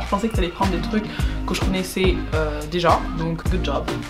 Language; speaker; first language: French; native; French